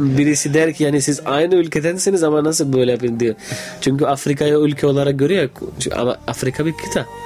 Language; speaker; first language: Turkish; non-native, fluent; Arabic